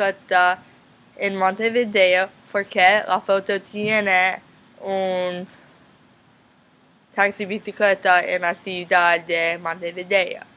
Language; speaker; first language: Spanish; non-native, learner; English